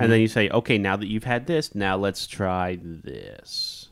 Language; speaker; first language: English; native; English